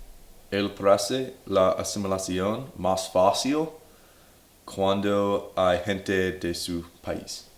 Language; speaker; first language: Spanish; non-native, learner; English